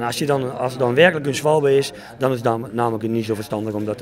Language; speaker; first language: Dutch; native; Dutch